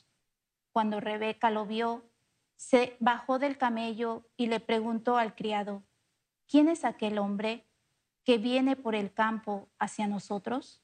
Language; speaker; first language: Spanish; native; Spanish